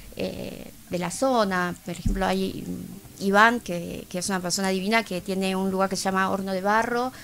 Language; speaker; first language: Spanish; native; Spanish